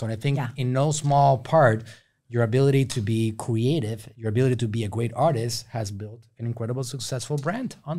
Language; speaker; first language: English; native; English